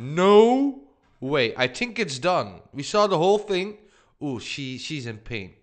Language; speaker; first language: English; non-native, fluent; Dutch